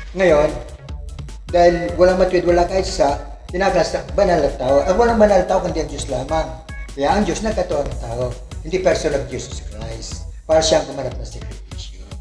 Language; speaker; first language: Filipino; native; Filipino